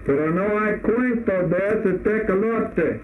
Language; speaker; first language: Spanish; non-native, learner; English